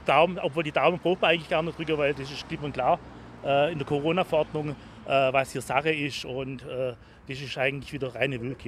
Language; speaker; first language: German; native; German